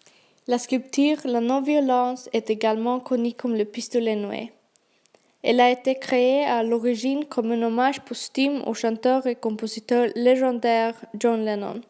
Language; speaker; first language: French; non-native, learner; Swedish